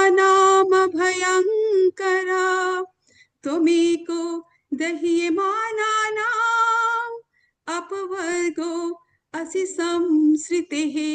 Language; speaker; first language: Hindi; native; Hindi